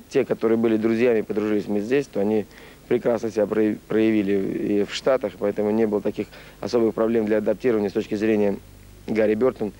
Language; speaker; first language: Russian; native; Russian